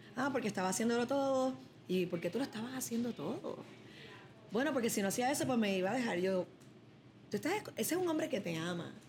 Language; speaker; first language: Spanish; early bilingual, other home language; English